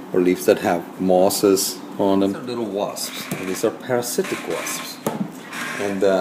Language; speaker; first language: English; non-native, fluent; Spanish